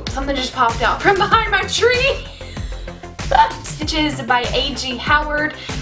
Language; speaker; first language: English; native; English